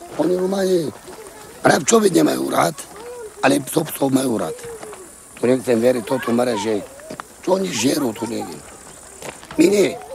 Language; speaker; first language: Slovak; non-native, local second language; Romany